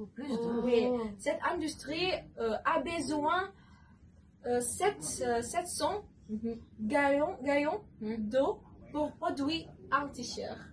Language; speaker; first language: French; non-native, learner; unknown